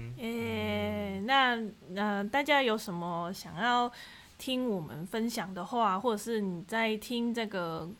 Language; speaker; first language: Chinese; non-native, local second language; Cantonese